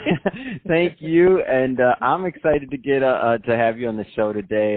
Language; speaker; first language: English; native; English